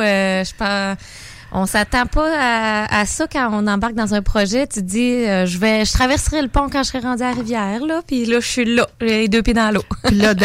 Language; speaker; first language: French; native; French